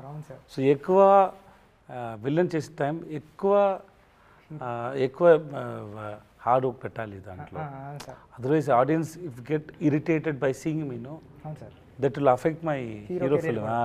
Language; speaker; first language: Telugu; non-native, learner; Tamil